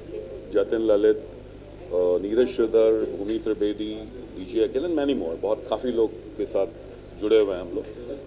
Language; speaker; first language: Hindi; native; Hindi